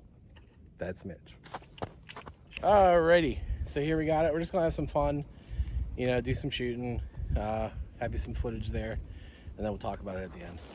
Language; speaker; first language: English; native; English